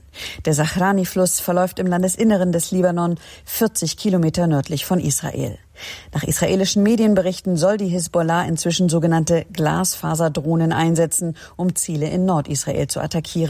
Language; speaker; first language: German; native; German